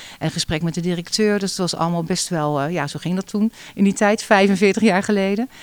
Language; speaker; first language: Dutch; native; Dutch